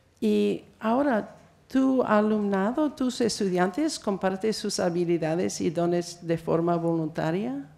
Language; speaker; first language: Spanish; non-native, fluent; English